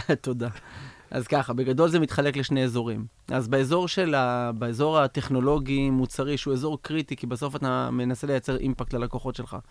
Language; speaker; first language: Hebrew; native; Hebrew